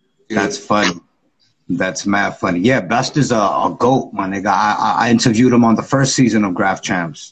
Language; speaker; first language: English; native; English